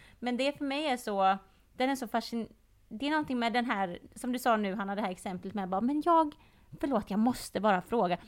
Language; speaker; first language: Swedish; early bilingual, other home language; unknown